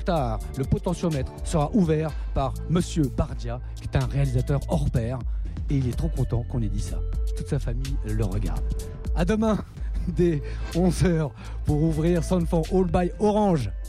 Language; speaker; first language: French; native; French